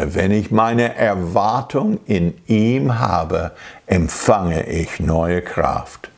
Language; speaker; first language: German; non-native, fluent; English